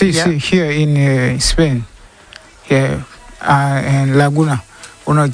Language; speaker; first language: Spanish; non-native, learner; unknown